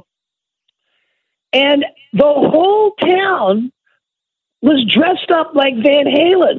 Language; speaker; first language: English; native; English